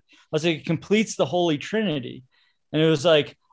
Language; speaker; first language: English; native; English